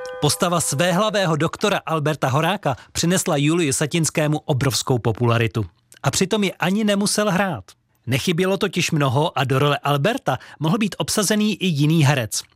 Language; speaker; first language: Czech; native; Czech